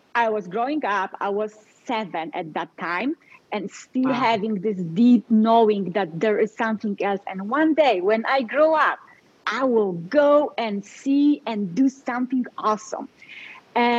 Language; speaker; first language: English; non-native, fluent; Polish